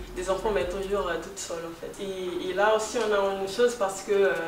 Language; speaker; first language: French; non-native, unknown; Portuguese